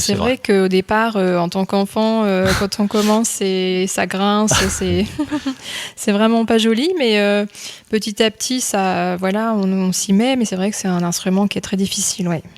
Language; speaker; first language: French; native; French